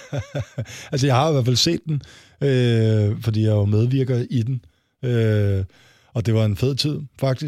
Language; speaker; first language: Danish; native; Danish